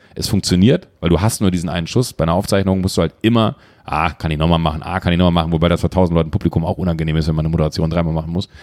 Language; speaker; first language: German; native; German